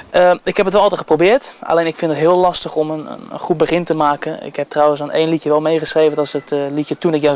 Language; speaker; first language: Dutch; native; Dutch